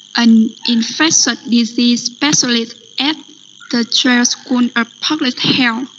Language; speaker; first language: English; non-native, learner; Vietnamese